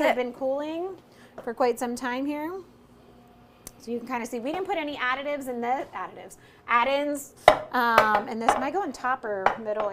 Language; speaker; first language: English; native; English